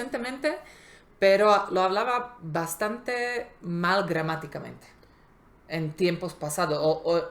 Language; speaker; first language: Spanish; non-native, fluent; Slovak